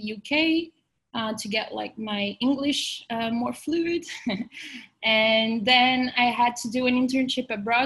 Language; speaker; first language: English; non-native, fluent; Portuguese